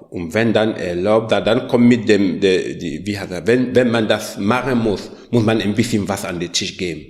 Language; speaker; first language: German; non-native, learner; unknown